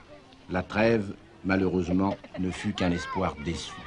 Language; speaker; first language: French; native; French